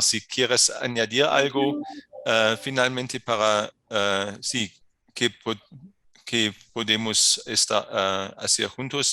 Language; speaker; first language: Spanish; non-native, fluent; German